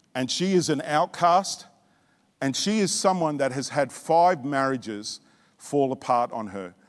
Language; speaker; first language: English; native; English